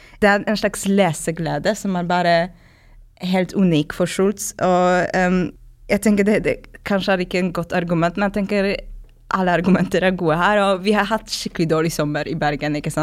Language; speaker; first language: Norwegian; non-native, fluent; Polish